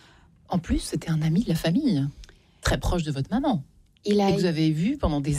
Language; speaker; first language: French; native; French